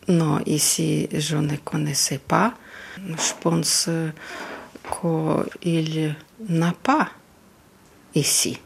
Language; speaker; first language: French; non-native, learner; Russian